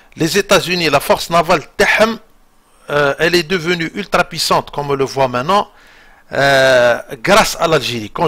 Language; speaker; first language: French; non-native, local second language; Arabic